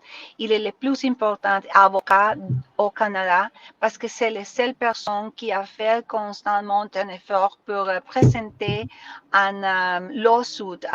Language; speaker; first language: French; non-native, learner; Spanish